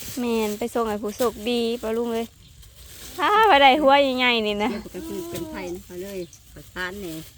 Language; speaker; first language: Thai; non-native, local second language; Northeastern Thai